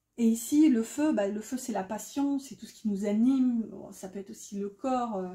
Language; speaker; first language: French; native; French